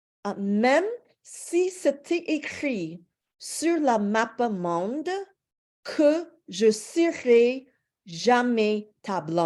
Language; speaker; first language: French; non-native, fluent; English